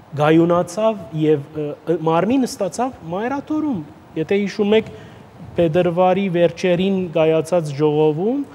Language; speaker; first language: Armenian; early bilingual, heritage; Armenian